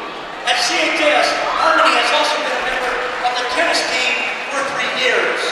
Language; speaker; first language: English; native; English